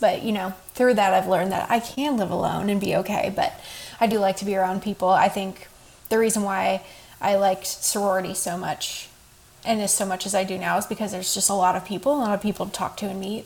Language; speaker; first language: English; native; English